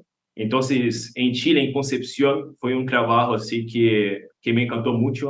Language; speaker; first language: Spanish; non-native, learner; Portuguese